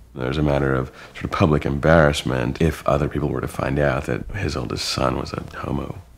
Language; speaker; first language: English; native; English